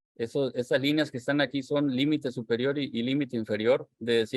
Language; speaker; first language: Spanish; native; Spanish